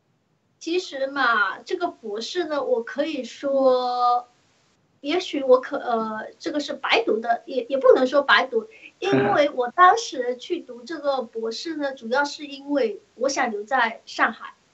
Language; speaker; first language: Chinese; early bilingual, heritage; Chinese